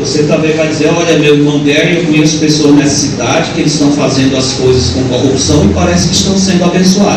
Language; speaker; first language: Portuguese; native; Portuguese